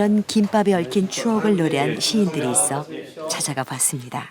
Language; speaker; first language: Korean; native; Korean